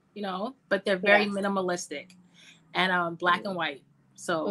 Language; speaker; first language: English; native; English